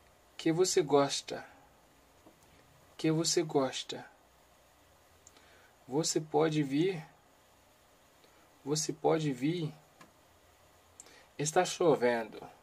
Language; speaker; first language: Portuguese; non-native, learner; Haitian Creole